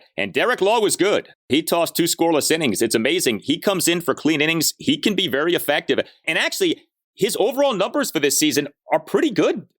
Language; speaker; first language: English; native; English